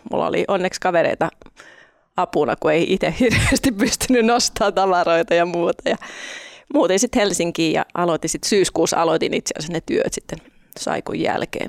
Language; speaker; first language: Finnish; non-native, local second language; Swedish